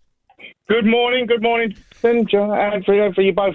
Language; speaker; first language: English; native; English